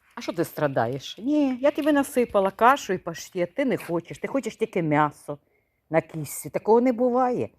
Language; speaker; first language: Ukrainian; native; Ukrainian